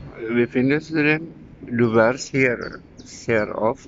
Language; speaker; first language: German; non-native, learner; Indonesian